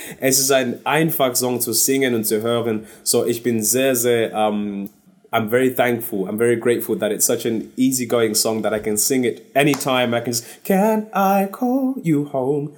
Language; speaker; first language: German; non-native, learner; English